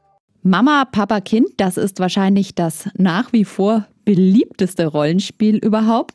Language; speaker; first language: German; native; German